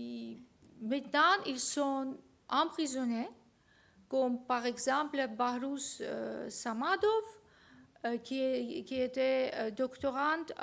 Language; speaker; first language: French; non-native, fluent; Armenian